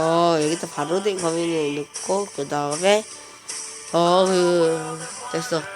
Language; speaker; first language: Korean; native; Korean